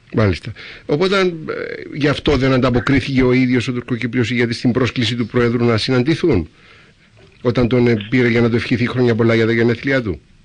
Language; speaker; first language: Greek; native; Greek